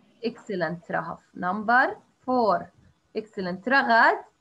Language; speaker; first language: English; non-native, learner; Arabic